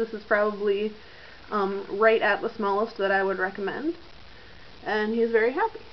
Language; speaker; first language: English; native; English